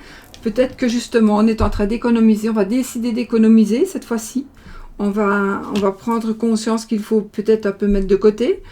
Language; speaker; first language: French; native; French